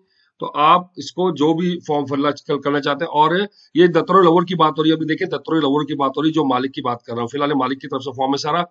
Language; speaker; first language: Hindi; non-native, local second language; Punjabi